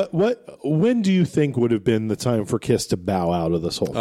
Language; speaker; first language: English; native; English